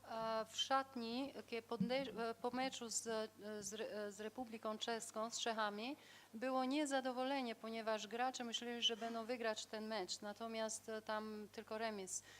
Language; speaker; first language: Polish; non-native, fluent; Albanian